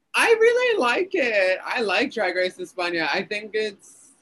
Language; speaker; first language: English; early bilingual, other home language; Spanish